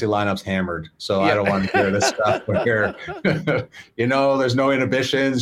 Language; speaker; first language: English; native; English